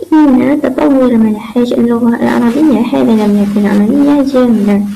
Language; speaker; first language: Arabic; non-native, learner; Malay